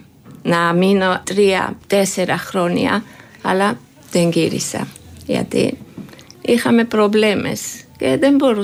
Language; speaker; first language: Greek; non-native, learner; Georgian